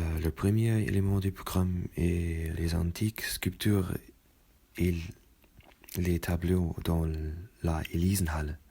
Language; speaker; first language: French; non-native, learner; German